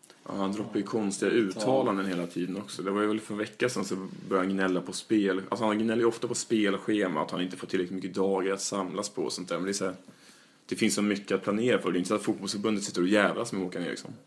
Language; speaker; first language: Swedish; native; Swedish